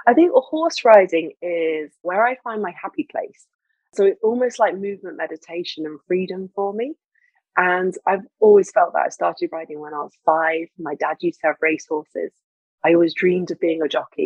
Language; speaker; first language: English; native; English